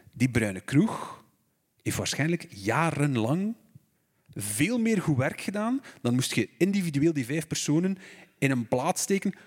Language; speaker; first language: Dutch; native; Dutch